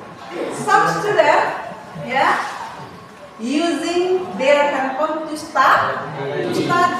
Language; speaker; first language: English; non-native, fluent; Indonesian